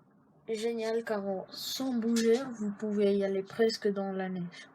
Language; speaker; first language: French; non-native, learner; Spanish